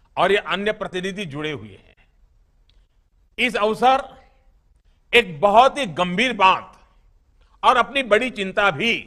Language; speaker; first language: Hindi; non-native, local second language; Gujarati